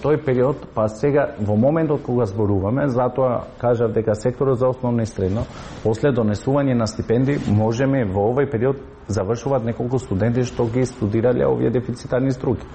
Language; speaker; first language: Macedonian; non-native, local second language; Albanian